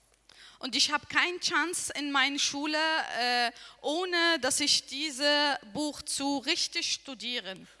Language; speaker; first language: German; non-native, learner; Arabic